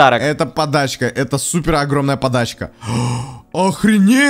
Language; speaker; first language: Russian; native; Russian